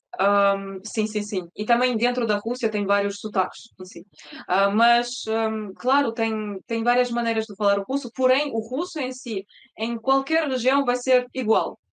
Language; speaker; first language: Portuguese; early bilingual, other home language; Russian